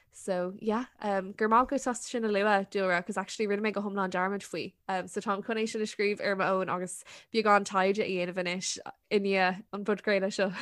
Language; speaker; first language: Irish; non-native, local second language; English